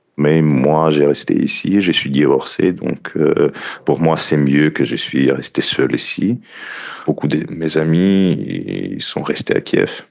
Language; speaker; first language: French; non-native, fluent; Ukrainian